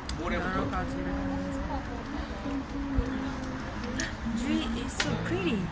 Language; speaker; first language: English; non-native, learner; Korean